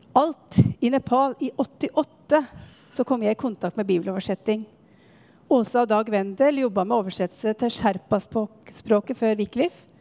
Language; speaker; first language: Norwegian; native; Norwegian